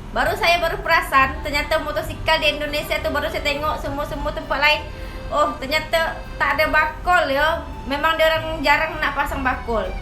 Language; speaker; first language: Malay; native; Malay